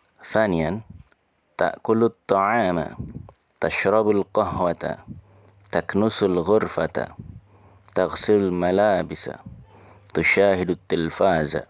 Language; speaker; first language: Arabic; non-native, fluent; Indonesian